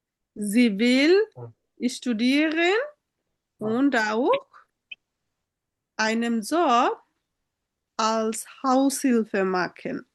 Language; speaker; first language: German; non-native, fluent; Bangla